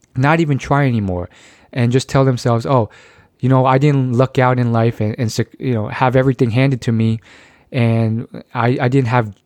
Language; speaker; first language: English; native; English